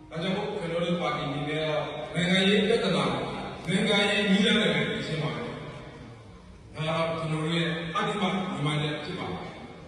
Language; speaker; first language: Burmese; non-native, local second language; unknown